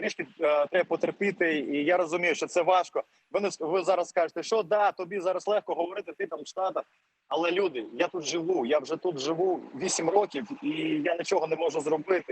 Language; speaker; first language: Ukrainian; non-native, fluent; Russian